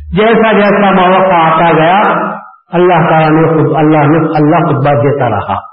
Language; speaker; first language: Urdu; native; Urdu